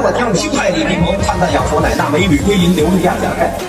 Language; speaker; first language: Chinese; native; Chinese